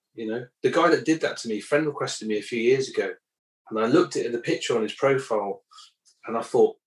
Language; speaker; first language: English; native; English